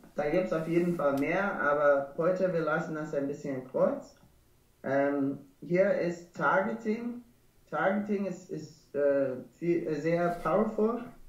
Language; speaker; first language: German; non-native, learner; English